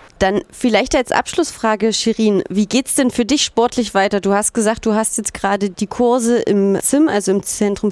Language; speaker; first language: German; native; German